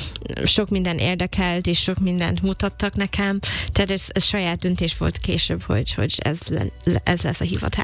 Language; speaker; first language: Hungarian; non-native, fluent; English